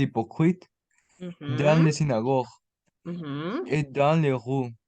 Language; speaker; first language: French; non-native, learner; Spanish